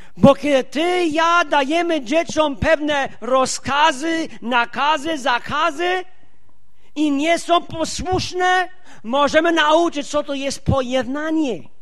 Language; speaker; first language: Polish; non-native, fluent; English